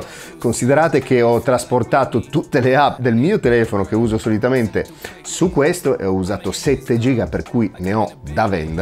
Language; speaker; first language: Italian; native; Italian